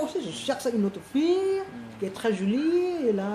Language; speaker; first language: French; non-native, fluent; Khmer